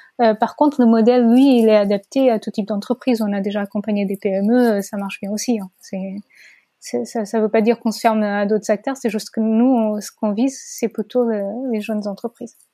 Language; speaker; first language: French; non-native, fluent; Portuguese